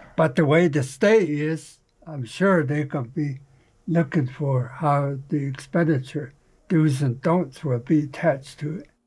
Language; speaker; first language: English; non-native, local second language; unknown